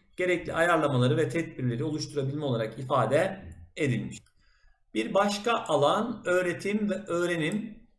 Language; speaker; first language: Turkish; native; Turkish